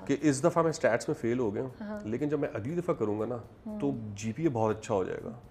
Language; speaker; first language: Urdu; non-native, local second language; Punjabi